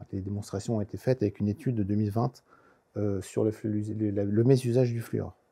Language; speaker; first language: French; native; French